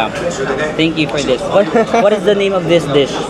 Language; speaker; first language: English; non-native, local second language; Filipino